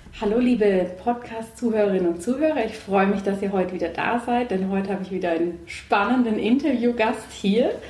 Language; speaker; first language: German; native; German